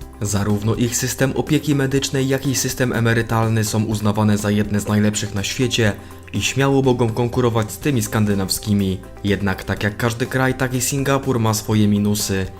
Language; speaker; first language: Polish; native; Polish